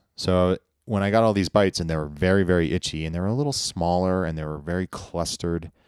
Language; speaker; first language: English; native; English